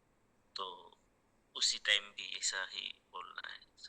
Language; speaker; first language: Hindi; native; Hindi